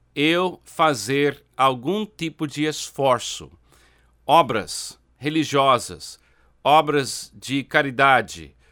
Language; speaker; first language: Portuguese; non-native, fluent; English